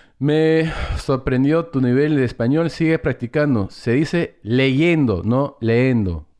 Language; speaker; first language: Spanish; early bilingual, heritage; Spanish